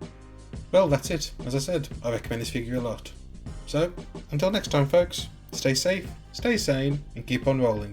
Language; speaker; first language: English; native; English